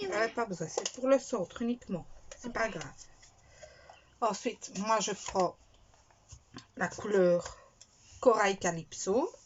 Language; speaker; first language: French; native; French